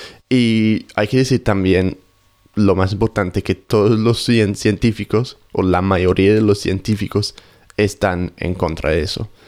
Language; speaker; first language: Spanish; native; Spanish